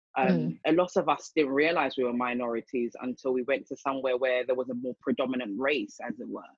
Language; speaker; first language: English; native; English